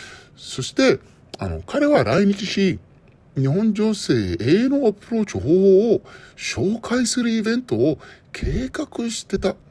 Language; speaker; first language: Japanese; non-native, learner; Arabic